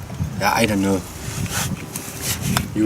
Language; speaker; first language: English; non-native, learner; German